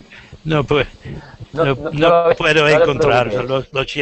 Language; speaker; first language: Spanish; non-native, learner; English